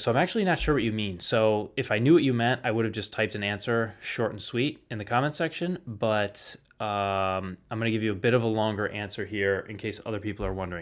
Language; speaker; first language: English; native; English